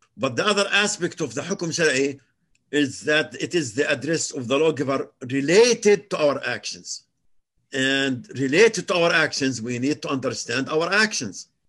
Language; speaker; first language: English; non-native, fluent; Arabic